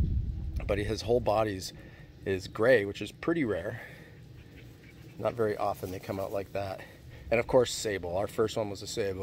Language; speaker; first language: English; native; English